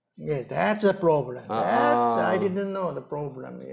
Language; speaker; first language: English; non-native, learner; Japanese